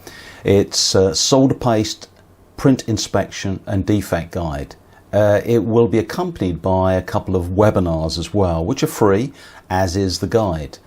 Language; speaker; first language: English; native; English